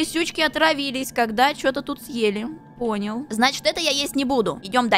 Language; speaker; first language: Russian; native; Russian